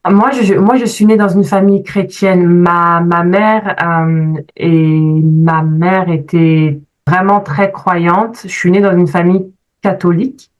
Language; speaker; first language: French; early bilingual, other home language; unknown